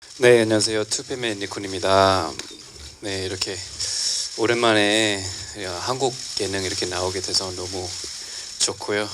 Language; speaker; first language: Korean; non-native, fluent; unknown